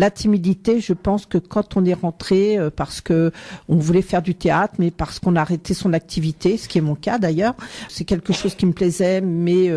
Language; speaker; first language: French; native; French